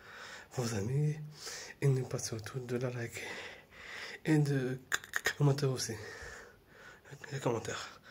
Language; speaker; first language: French; non-native, fluent; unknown